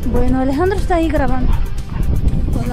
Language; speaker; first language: Spanish; native; Spanish